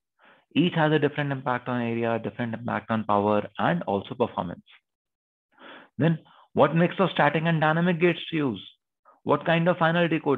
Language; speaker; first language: English; non-native, local second language; Hindi